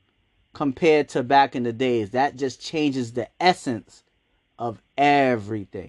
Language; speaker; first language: English; native; English